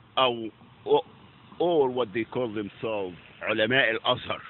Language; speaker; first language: English; non-native, fluent; Arabic